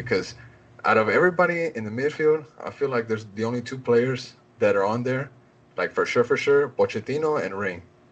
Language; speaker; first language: English; early bilingual, other home language; Spanish